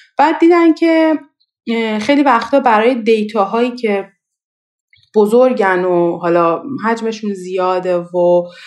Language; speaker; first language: Persian; native; Persian